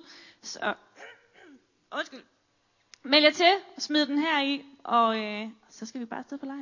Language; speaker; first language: Danish; native; Danish